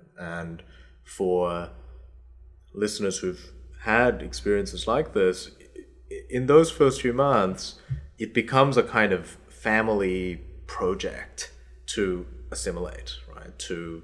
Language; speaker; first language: English; early bilingual, other home language; Korean